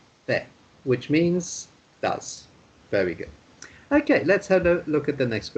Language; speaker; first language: English; non-native, fluent; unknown